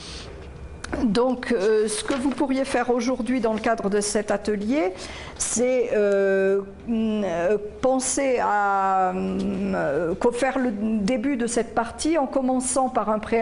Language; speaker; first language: French; native; French